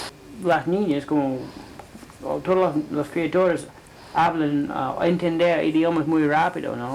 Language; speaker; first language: Spanish; non-native, fluent; English